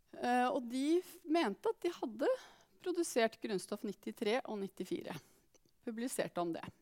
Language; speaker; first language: Norwegian; native; Norwegian